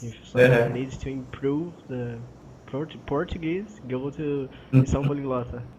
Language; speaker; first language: English; non-native, fluent; Portuguese